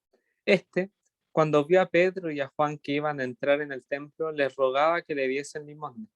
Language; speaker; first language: Spanish; native; Spanish